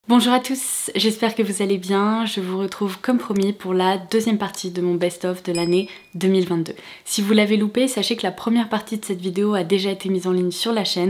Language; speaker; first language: French; native; French